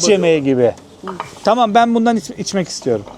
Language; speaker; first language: Turkish; native; Turkish